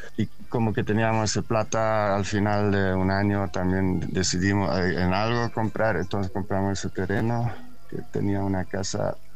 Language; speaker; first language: Spanish; non-native, fluent; Dutch